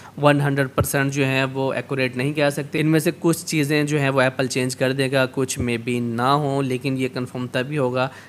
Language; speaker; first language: Urdu; native; Urdu